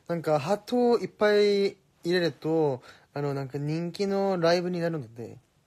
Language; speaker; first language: Japanese; non-native, fluent; Korean